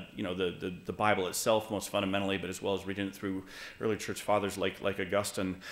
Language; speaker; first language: English; native; English